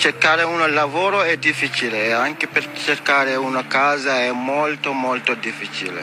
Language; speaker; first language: Italian; non-native, learner; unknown